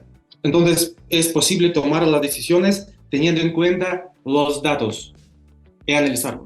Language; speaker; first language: Spanish; non-native, fluent; Russian